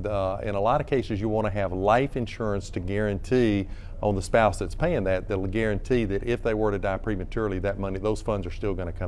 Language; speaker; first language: English; native; English